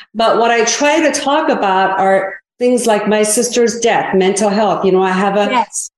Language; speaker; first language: English; early bilingual, other home language; Korean